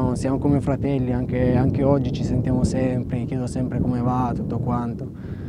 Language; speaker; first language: Italian; early bilingual, other home language; Albanian